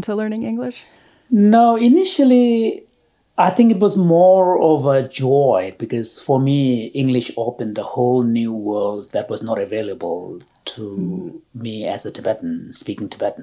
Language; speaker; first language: English; non-native, local second language; Tibetan